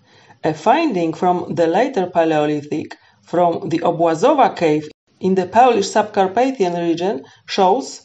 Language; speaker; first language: English; non-native, fluent; Polish